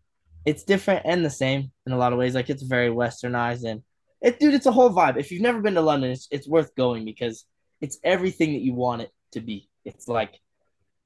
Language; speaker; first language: English; native; English